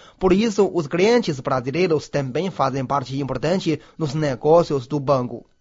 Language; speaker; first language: Portuguese; non-native, fluent; Chinese